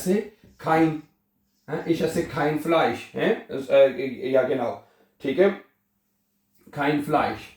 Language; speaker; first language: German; non-native, fluent; Urdu